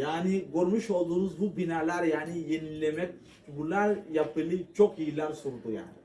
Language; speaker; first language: Turkish; non-native, learner; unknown